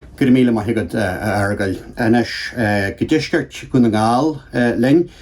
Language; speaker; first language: Irish; native; Irish